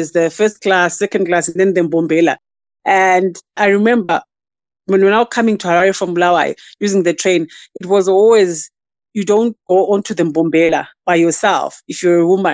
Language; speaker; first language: English; non-native, local second language; North Ndebele